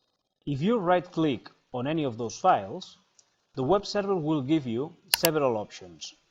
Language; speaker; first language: English; non-native, fluent; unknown